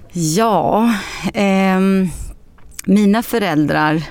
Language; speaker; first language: Swedish; early bilingual, other home language; Arabic